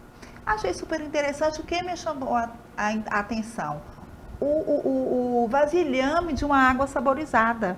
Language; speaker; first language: Portuguese; native; Portuguese